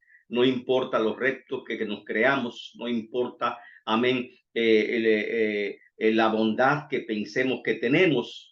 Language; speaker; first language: Spanish; native; Spanish